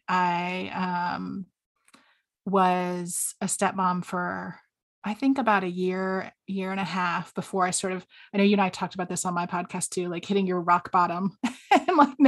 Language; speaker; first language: English; native; English